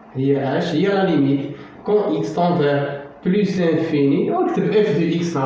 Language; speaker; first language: French; non-native, local second language; Arabic